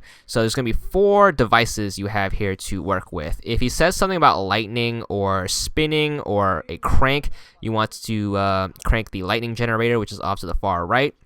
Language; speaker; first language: English; native; English